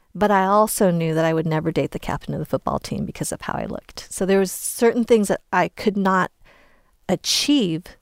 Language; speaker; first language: English; native; English